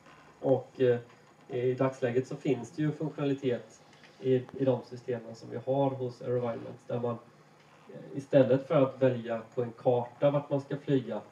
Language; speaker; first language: Swedish; native; Swedish